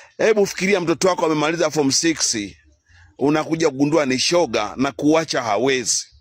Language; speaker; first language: Swahili; native; Swahili